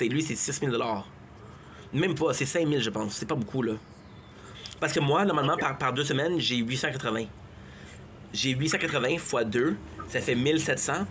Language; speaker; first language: French; native; French